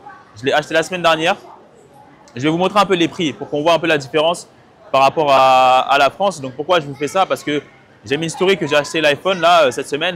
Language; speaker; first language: French; native; French